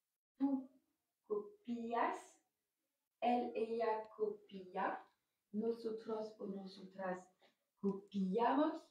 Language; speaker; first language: Spanish; non-native, learner; French